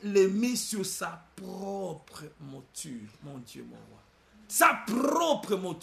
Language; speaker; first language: French; non-native, local second language; Lingala